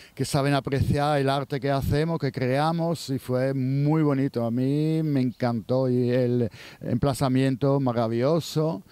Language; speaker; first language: Spanish; non-native, fluent; Swiss German